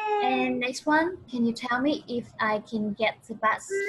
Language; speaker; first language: English; non-native, fluent; Vietnamese